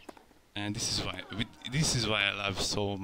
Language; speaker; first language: English; non-native, learner; Hungarian